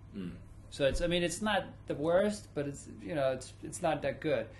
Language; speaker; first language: English; early bilingual, other home language; German